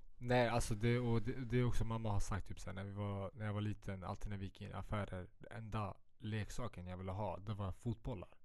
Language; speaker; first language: Swedish; early bilingual, other home language; Central Kurdish